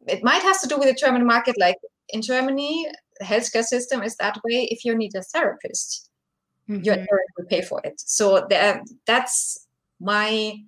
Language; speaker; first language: English; non-native, fluent; German